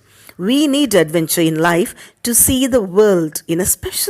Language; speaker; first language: English; non-native, local second language; Tamil